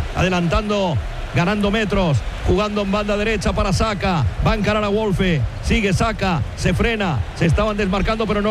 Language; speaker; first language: Spanish; native; Spanish